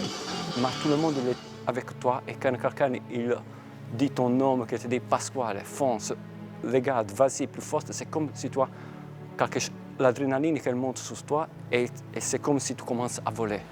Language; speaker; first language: French; non-native, fluent; Italian